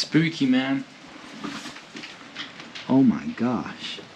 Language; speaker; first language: English; native; English